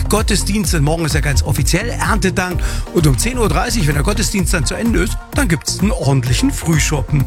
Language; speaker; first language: German; native; German